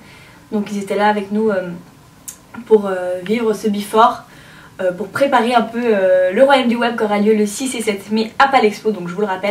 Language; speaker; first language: French; native; French